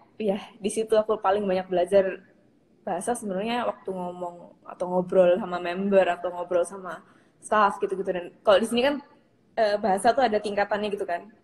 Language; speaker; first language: Indonesian; native; Indonesian